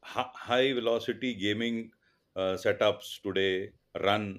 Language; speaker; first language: English; non-native, local second language; Tulu